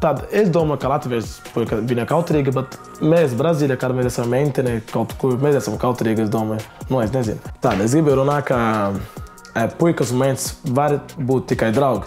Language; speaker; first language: Latvian; non-native, learner; Portuguese